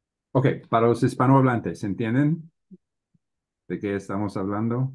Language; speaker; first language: Spanish; non-native, learner; English